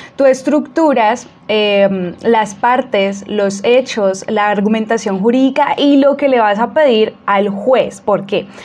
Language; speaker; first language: Spanish; native; Spanish